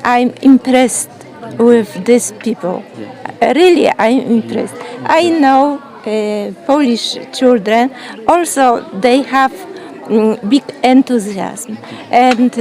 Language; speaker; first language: English; non-native, learner; Polish